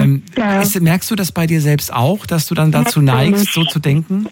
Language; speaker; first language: German; native; German